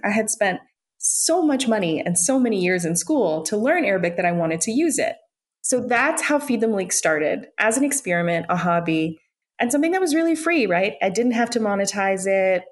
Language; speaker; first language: English; native; English